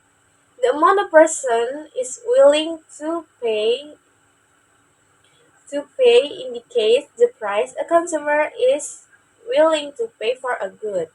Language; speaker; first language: English; non-native, learner; Indonesian